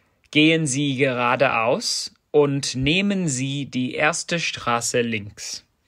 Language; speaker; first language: German; non-native, fluent; English